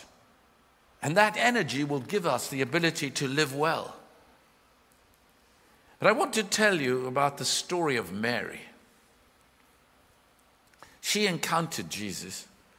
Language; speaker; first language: English; native; English